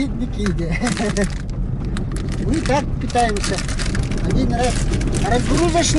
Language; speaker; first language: Russian; non-native, local second language; Yakut